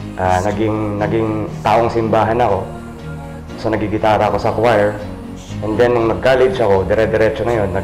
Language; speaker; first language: Filipino; non-native, local second language; Tausug